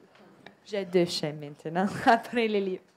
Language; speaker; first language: French; non-native, learner; Italian